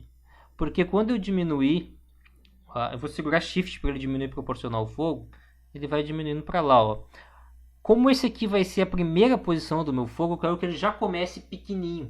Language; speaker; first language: Portuguese; native; Portuguese